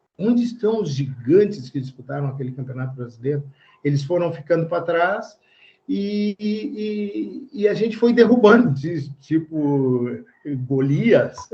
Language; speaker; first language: Portuguese; native; Portuguese